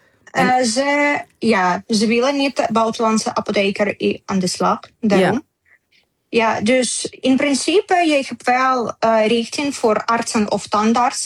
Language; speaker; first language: Dutch; non-native, learner; Ukrainian